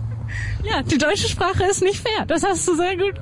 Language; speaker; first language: German; native; German